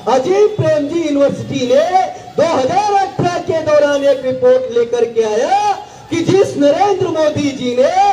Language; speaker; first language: Hindi; non-native, local second language; Marathi